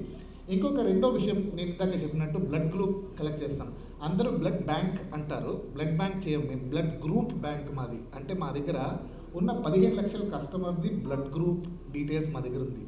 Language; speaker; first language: Telugu; native; Telugu